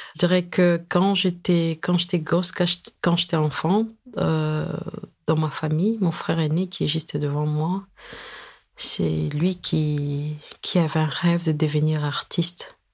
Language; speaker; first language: French; non-native, local second language; Lingala